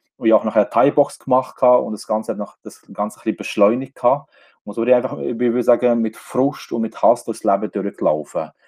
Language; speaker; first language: German; non-native, fluent; Albanian